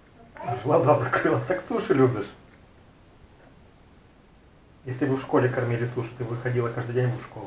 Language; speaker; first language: Russian; native; Russian